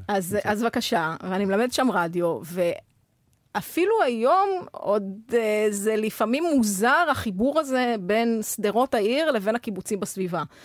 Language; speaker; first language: Hebrew; native; Hebrew